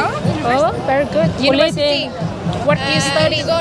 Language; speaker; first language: English; non-native, learner; Vietnamese